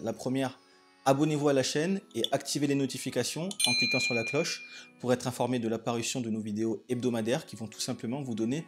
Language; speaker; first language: French; native; French